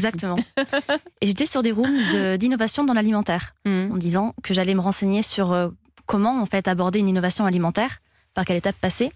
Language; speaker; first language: French; native; French